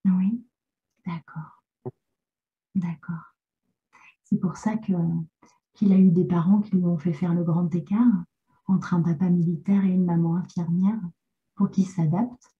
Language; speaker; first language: French; native; French